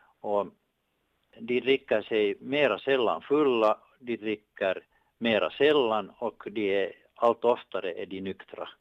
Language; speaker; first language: Swedish; native; Swedish